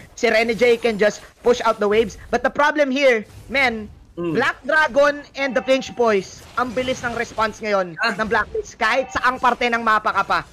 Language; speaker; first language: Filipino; native; Filipino